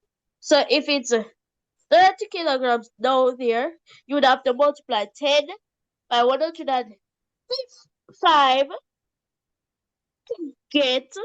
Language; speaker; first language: English; native; English